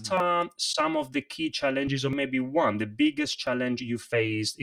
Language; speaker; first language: English; non-native, fluent; Italian